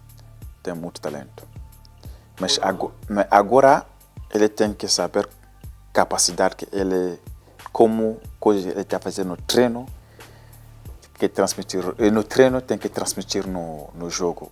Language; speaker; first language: Portuguese; non-native, learner; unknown